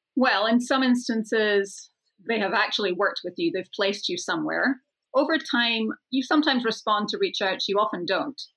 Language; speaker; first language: English; native; English